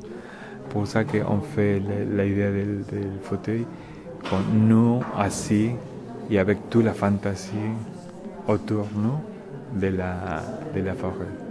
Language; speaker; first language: French; non-native, learner; Spanish